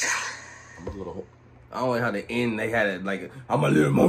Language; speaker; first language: English; native; English